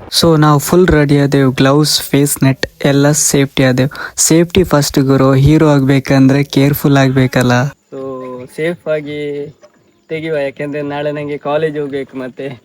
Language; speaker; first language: Kannada; non-native, local second language; Tulu